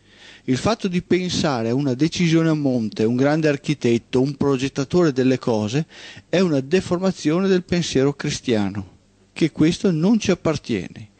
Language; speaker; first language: Italian; native; Italian